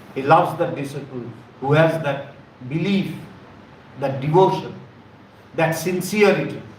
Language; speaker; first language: English; non-native, local second language; Bangla